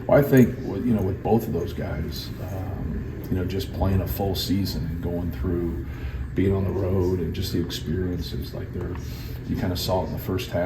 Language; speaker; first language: English; native; English